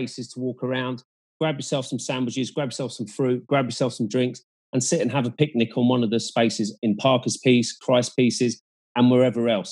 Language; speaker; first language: English; native; English